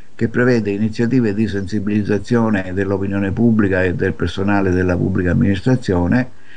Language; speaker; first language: Italian; native; Italian